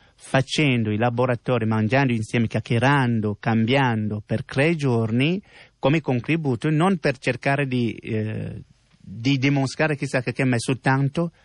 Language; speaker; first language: Italian; non-native, learner; French